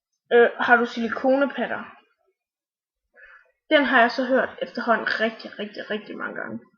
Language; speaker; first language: Danish; native; Danish